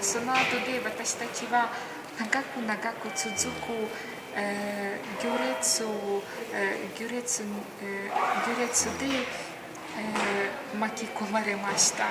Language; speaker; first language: Japanese; non-native, learner; Ukrainian